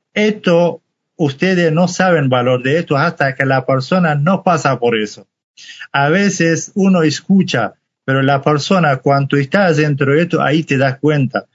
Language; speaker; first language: Spanish; non-native, fluent; Kurdish